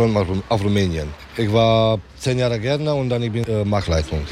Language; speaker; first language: German; non-native, learner; Romanian